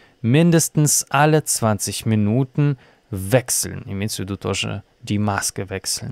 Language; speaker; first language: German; non-native, fluent; Russian